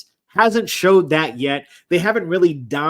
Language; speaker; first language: English; native; English